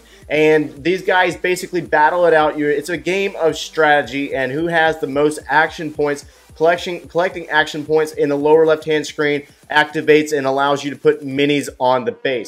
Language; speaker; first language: English; native; English